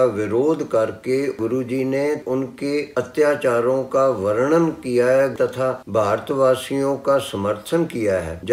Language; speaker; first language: Hindi; non-native, local second language; Punjabi